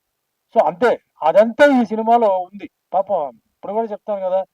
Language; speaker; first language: Telugu; native; Telugu